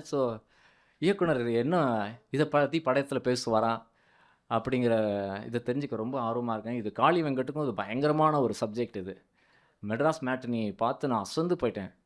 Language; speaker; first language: Tamil; native; Tamil